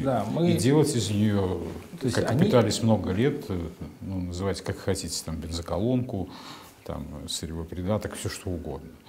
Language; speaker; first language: Russian; native; Russian